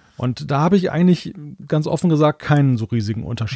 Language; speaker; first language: German; native; German